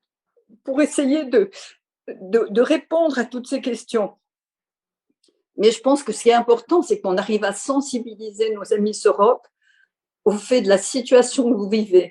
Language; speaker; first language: French; non-native, fluent; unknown